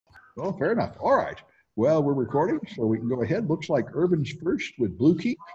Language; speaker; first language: English; native; English